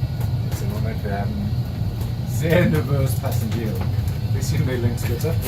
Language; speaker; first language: German; non-native, learner; English